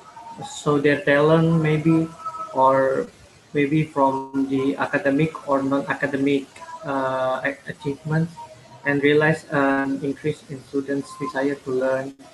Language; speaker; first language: English; non-native, learner; Malay